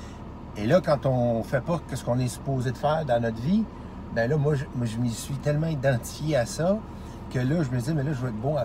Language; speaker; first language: French; native; French